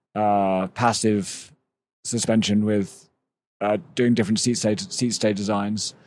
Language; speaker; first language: English; native; English